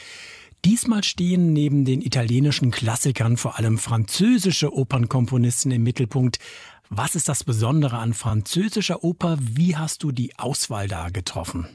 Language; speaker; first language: German; native; German